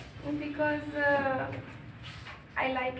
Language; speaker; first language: English; non-native, learner; Hindi